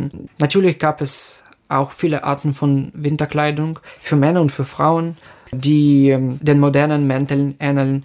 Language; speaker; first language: German; non-native, fluent; Ukrainian